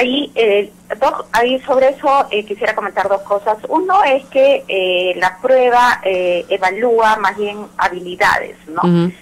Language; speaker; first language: Spanish; native; Spanish